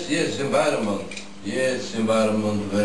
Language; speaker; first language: English; non-native, learner; Polish